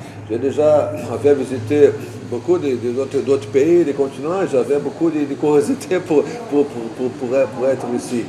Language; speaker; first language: French; non-native, fluent; Portuguese